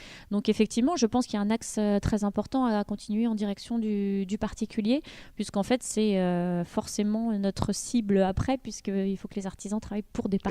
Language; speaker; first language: French; native; French